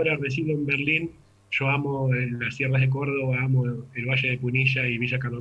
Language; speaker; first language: Spanish; native; Spanish